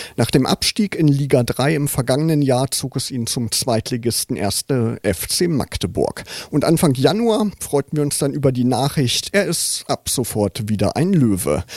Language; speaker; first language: German; native; German